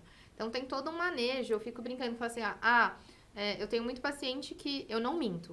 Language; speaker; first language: Portuguese; native; Portuguese